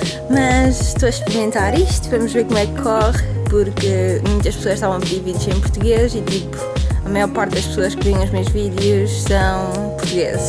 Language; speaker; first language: Portuguese; early bilingual, heritage; Portuguese